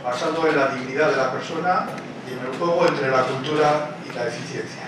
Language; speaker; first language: Spanish; native; Spanish